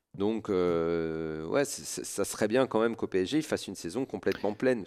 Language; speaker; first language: French; native; French